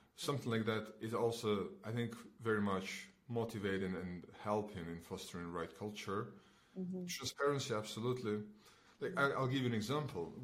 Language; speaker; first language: English; non-native, fluent; Belarusian